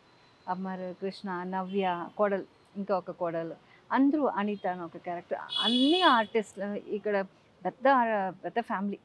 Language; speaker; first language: Telugu; non-native, local second language; Tamil